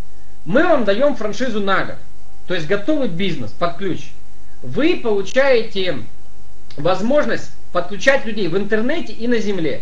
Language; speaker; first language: Russian; native; Russian